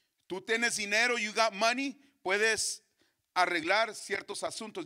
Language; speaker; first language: Spanish; early bilingual, heritage; Spanish